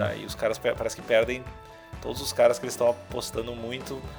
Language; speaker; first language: Portuguese; native; Portuguese